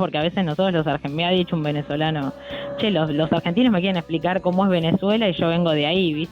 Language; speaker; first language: Spanish; native; Spanish